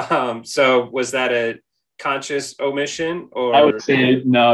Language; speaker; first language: English; native; English